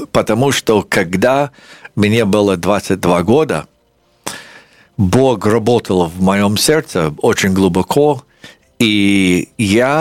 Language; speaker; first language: Russian; non-native, fluent; English